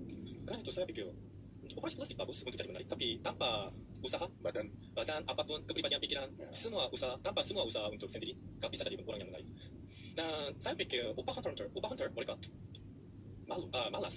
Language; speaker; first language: Indonesian; non-native, learner; Korean